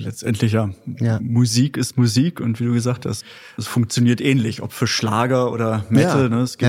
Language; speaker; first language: German; native; German